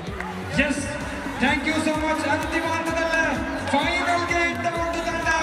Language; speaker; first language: Kannada; native; Kannada